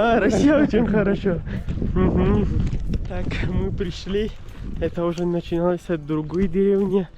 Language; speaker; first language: Russian; non-native, learner; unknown